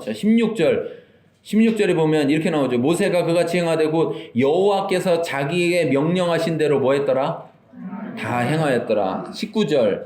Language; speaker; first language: Korean; native; Korean